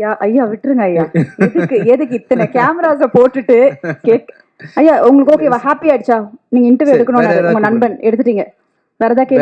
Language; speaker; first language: Tamil; native; Tamil